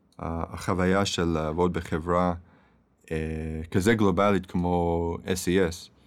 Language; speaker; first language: Hebrew; non-native, fluent; English